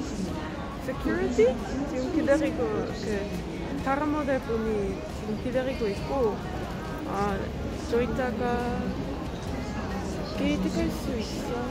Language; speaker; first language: Korean; non-native, fluent; Dutch